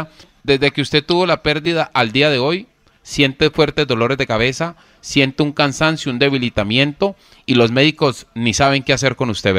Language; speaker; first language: Spanish; native; Spanish